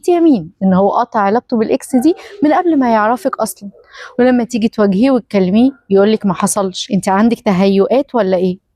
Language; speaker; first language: Arabic; native; Arabic